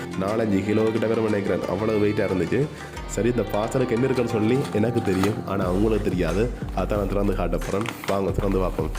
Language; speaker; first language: Tamil; native; Tamil